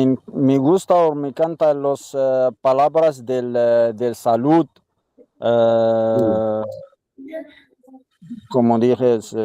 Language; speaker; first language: Spanish; non-native, learner; Arabic